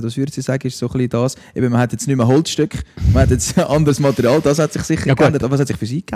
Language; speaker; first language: German; native; German